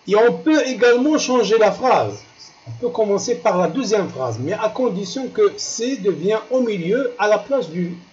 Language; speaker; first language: French; non-native, local second language; Arabic